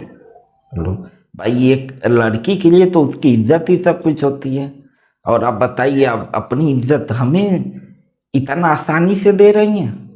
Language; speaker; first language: Hindi; native; Hindi